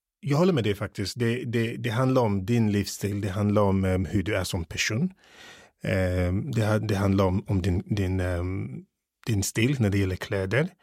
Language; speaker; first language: Swedish; early bilingual, other home language; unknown